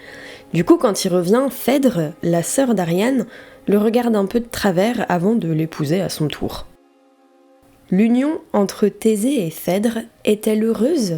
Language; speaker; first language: French; native; French